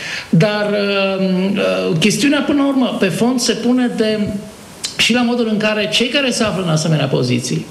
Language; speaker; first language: Romanian; native; Romanian